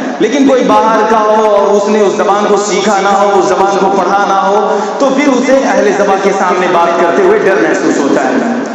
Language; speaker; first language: Urdu; non-native, local second language; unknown